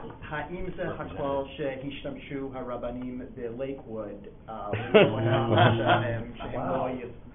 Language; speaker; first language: Hebrew; non-native, learner; English